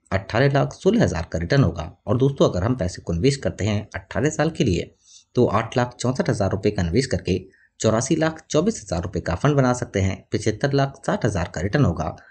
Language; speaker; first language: Hindi; native; Hindi